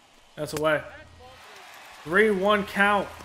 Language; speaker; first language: English; native; English